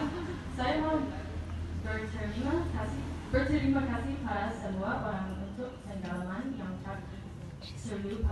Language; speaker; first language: Indonesian; non-native, learner; English